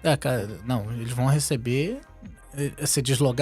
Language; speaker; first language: Portuguese; native; Portuguese